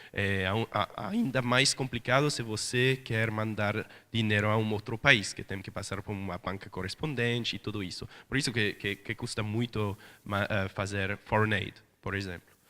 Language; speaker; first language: Portuguese; non-native, fluent; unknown